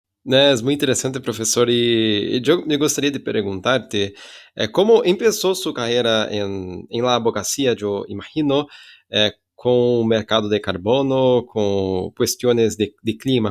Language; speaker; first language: Spanish; non-native, fluent; Portuguese